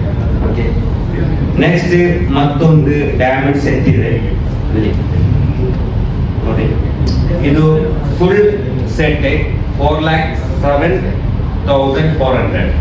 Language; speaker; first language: Kannada; non-native, local second language; Malayalam